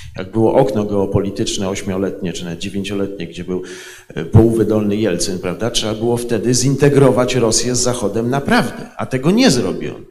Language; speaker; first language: Polish; native; Polish